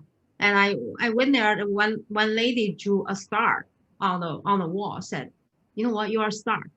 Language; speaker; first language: English; non-native, fluent; Chinese